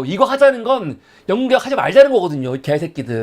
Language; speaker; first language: Korean; native; Korean